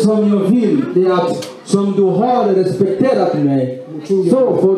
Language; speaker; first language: Swedish; non-native, fluent; Swahili